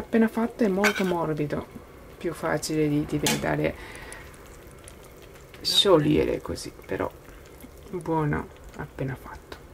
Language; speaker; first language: Italian; non-native, learner; Japanese